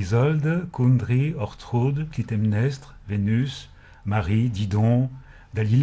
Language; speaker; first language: French; native; French